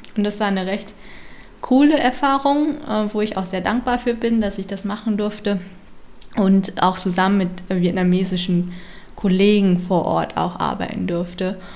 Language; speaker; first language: German; early bilingual, other home language; Vietnamese